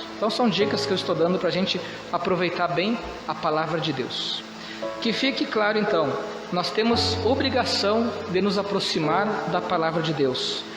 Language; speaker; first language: Portuguese; native; Portuguese